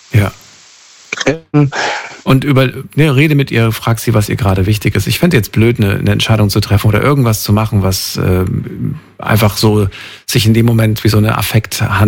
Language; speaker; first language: German; native; German